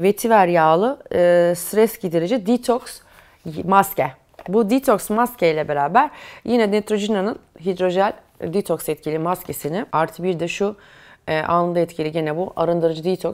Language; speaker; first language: Turkish; native; Turkish